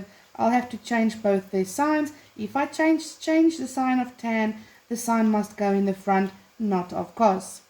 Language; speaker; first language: English; non-native, local second language; Afrikaans